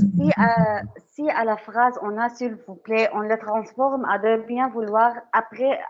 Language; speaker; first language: French; non-native, learner; Arabic